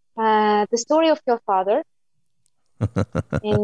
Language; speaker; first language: English; non-native, local second language; Arabic